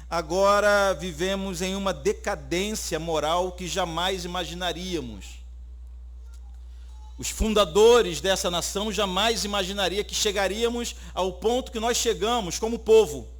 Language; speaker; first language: Portuguese; native; Portuguese